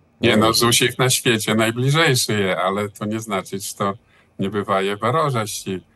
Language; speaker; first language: Belarusian; early bilingual, heritage; Belarusian